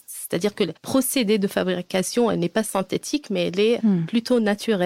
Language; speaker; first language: French; non-native, fluent; Arabic